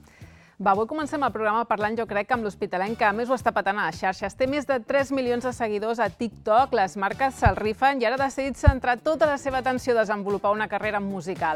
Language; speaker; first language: Catalan; native; Catalan